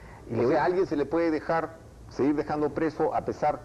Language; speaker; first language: Spanish; native; Spanish